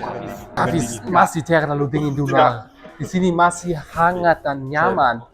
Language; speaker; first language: Indonesian; non-native, learner; German